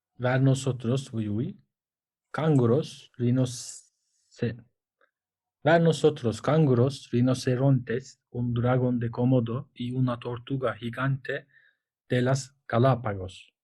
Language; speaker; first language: Spanish; non-native, fluent; Turkish